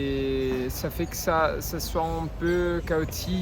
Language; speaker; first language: French; non-native, fluent; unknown